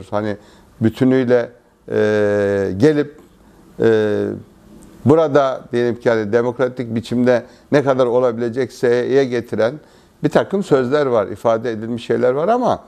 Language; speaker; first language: Turkish; native; Turkish